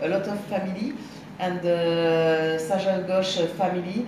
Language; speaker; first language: English; non-native, learner; French